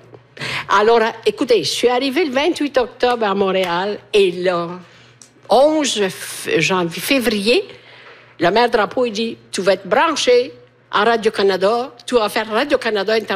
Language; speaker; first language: French; native; French